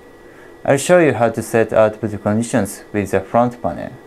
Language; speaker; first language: English; non-native, fluent; Japanese